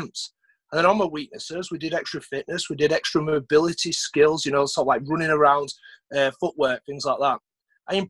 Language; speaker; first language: English; native; English